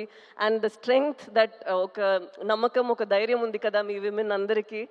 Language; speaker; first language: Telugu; non-native, fluent; Tamil